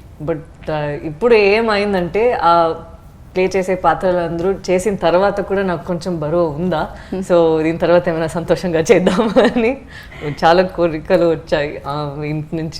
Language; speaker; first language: Telugu; non-native, fluent; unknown